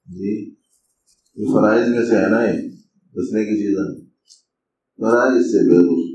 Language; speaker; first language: Urdu; native; Urdu